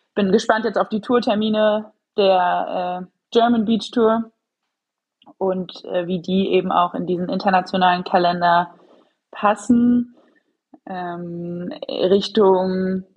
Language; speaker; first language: German; native; German